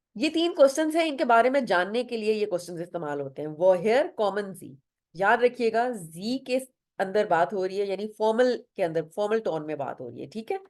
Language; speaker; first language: Urdu; non-native, local second language; Punjabi